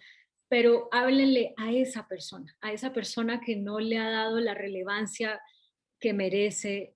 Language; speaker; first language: Spanish; native; Spanish